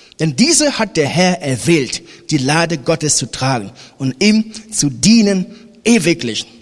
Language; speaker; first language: German; non-native, fluent; French